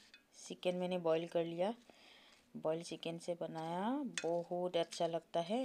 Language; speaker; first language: Hindi; non-native, local second language; Assamese